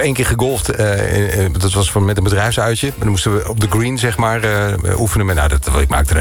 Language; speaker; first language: Dutch; native; Dutch